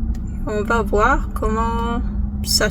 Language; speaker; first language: French; non-native, fluent; English